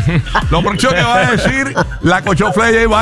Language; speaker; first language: Spanish; native; Spanish